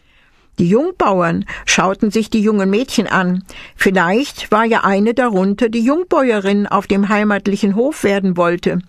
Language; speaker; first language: German; native; German